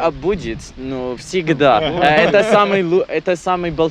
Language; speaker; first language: Russian; non-native, learner; English